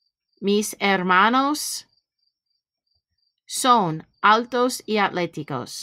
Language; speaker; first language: Spanish; non-native, fluent; English